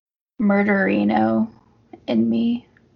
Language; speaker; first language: English; native; English